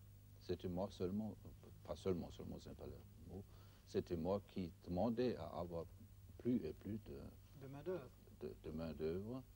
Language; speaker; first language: French; non-native, fluent; German